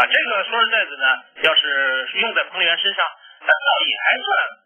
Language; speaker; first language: Chinese; native; Chinese